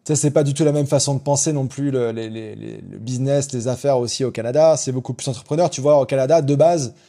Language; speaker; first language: French; native; French